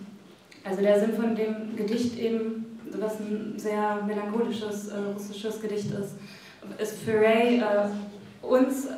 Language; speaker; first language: German; native; German